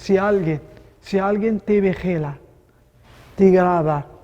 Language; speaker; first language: Spanish; non-native, learner; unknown